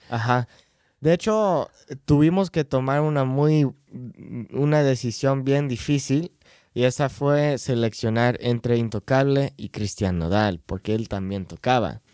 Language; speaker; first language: Spanish; non-native, fluent; English